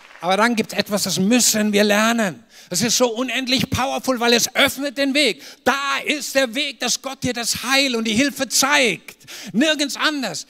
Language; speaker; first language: German; native; German